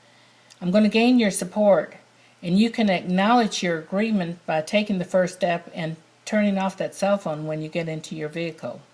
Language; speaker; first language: English; native; English